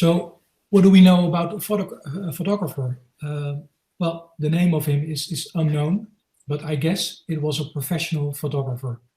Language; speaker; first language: English; non-native, fluent; Dutch